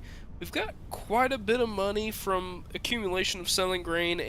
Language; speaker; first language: English; native; English